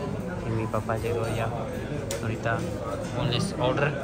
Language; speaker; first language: Spanish; non-native, learner; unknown